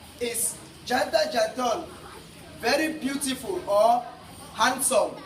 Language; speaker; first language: English; non-native, learner; Thai